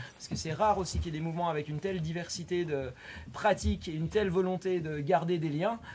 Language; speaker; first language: French; native; French